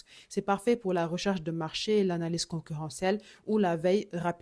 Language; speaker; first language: French; native; French